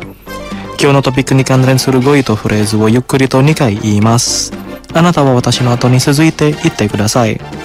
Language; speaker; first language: Japanese; non-native, fluent; Indonesian